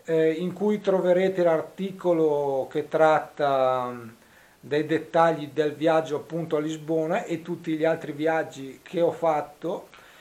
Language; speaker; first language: Italian; native; Italian